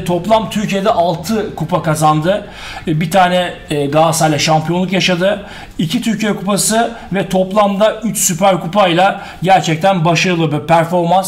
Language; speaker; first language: Turkish; native; Turkish